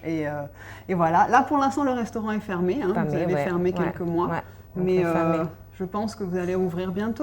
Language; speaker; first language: French; native; French